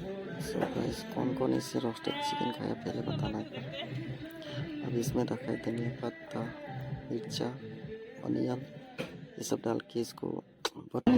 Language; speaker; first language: Hindi; non-native, local second language; Assamese